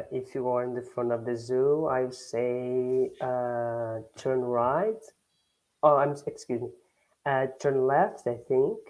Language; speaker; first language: English; non-native, learner; Portuguese